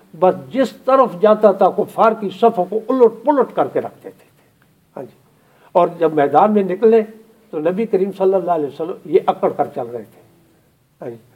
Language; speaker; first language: Urdu; non-native, local second language; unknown